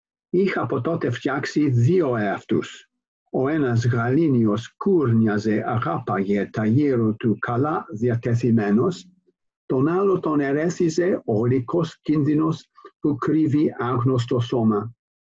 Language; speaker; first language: Greek; non-native, fluent; English